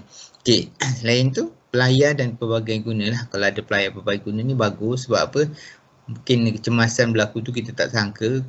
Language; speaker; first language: Malay; native; Malay